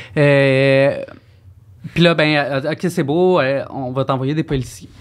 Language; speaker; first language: French; native; French